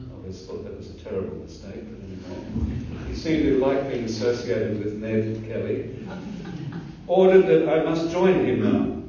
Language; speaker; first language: English; early bilingual, other home language; German